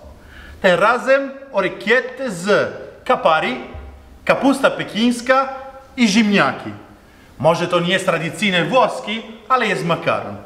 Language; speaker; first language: Polish; non-native, learner; Italian